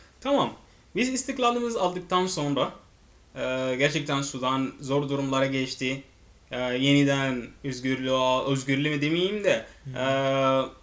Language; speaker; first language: Turkish; non-native, fluent; Arabic